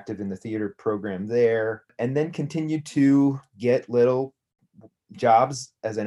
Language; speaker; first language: English; native; English